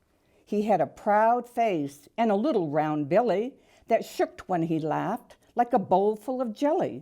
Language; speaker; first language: English; native; English